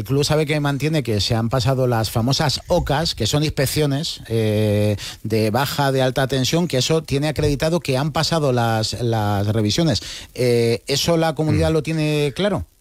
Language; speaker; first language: Spanish; native; Spanish